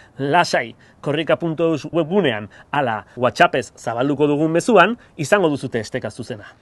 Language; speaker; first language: Basque; native; Basque